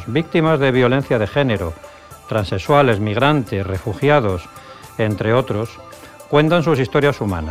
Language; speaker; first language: Spanish; native; Spanish